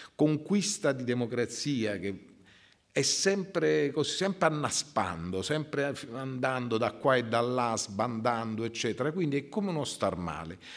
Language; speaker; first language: Italian; native; Italian